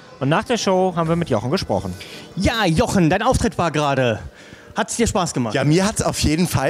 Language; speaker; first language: German; native; German